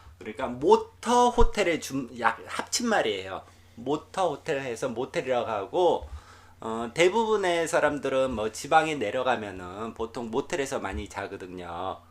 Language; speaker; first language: Korean; native; Korean